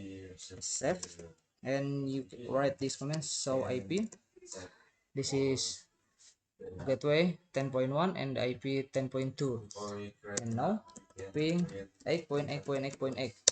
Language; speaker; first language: English; non-native, learner; Indonesian